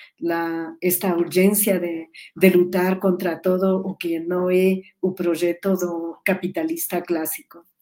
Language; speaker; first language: Portuguese; non-native, learner; Spanish